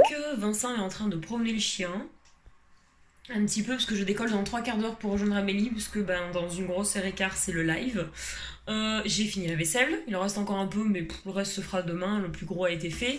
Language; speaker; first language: French; native; French